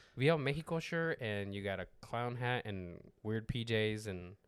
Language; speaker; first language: English; non-native, fluent; Spanish